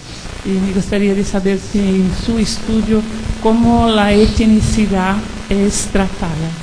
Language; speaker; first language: Spanish; non-native, fluent; Portuguese